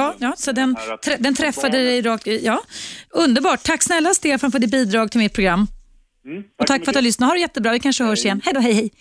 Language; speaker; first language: Swedish; native; Swedish